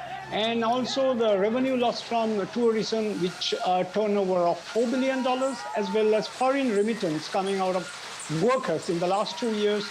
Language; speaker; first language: English; non-native, local second language; Sinhala